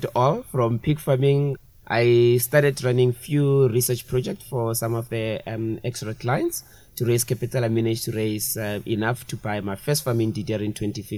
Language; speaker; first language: English; non-native, local second language; Tswana